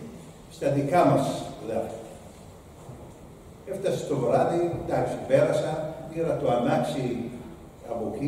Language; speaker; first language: Greek; non-native, learner; Arabic